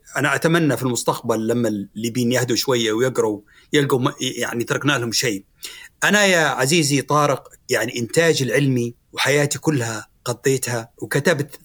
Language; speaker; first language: Arabic; native; Arabic